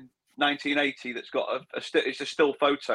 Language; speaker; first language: English; native; English